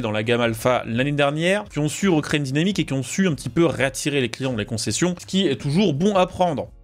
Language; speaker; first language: French; native; French